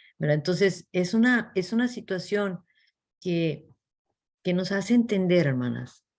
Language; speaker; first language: Spanish; early bilingual, heritage; English